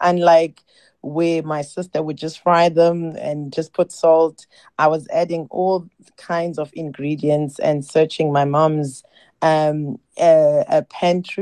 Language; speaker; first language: English; non-native, local second language; Xhosa